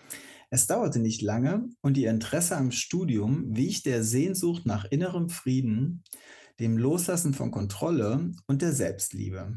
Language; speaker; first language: German; native; German